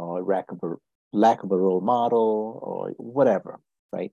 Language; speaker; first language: English; non-native, local second language; Tamil